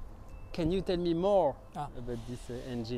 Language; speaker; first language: English; non-native, learner; French